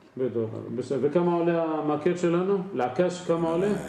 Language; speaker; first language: Hebrew; native; Hebrew